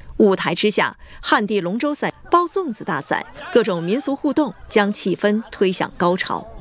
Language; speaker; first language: Chinese; native; Chinese